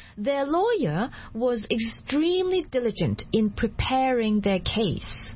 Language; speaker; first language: English; non-native, local second language; Cantonese